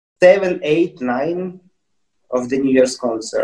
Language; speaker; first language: English; non-native, fluent; Russian